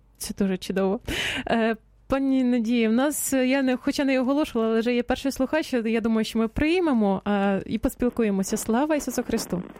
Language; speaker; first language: Ukrainian; native; Ukrainian